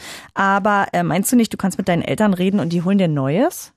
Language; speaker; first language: German; native; German